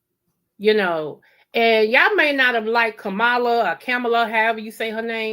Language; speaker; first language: English; native; English